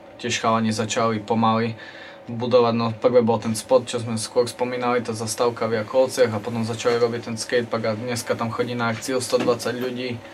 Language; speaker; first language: Slovak; native; Slovak